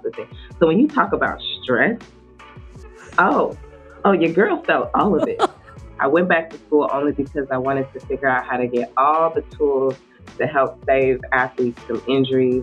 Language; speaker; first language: English; native; English